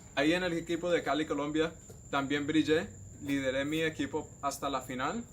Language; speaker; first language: Spanish; native; Spanish